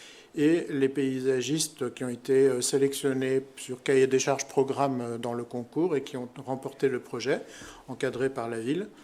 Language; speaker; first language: French; native; French